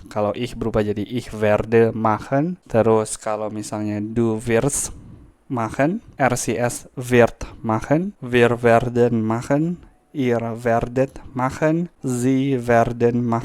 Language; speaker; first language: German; non-native, fluent; Indonesian